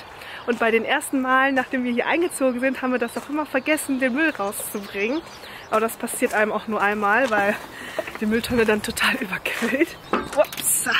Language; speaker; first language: German; native; German